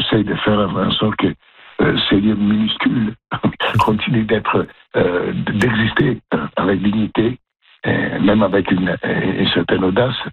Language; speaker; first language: French; non-native, fluent; Italian